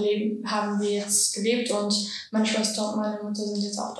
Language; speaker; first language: German; early bilingual, other home language; Georgian